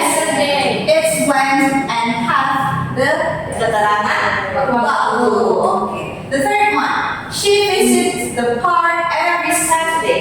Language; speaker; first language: English; non-native, fluent; Indonesian